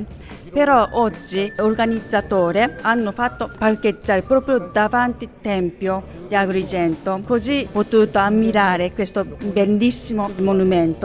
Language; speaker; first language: Italian; non-native, fluent; Japanese